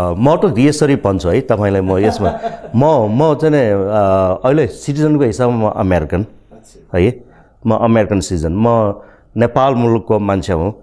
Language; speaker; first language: Nepali; non-native, local second language; Newari